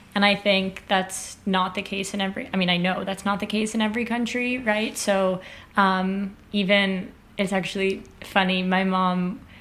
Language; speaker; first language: English; native; English